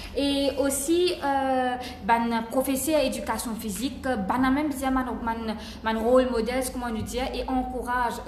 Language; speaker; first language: French; non-native, local second language; Morisyen